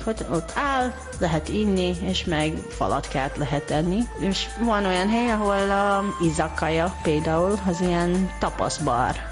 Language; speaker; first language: Hungarian; non-native, learner; Japanese